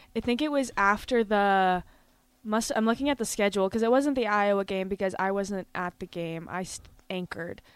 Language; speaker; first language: English; native; English